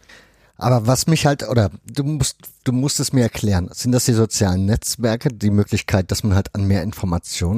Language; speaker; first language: German; native; German